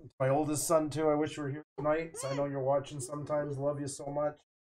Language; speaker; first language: English; native; English